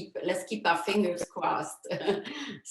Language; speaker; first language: English; non-native, fluent; French